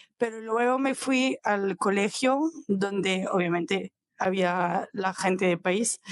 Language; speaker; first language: Spanish; non-native, fluent; French